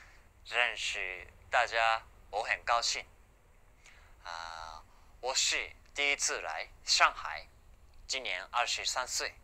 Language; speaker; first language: Chinese; non-native, learner; Japanese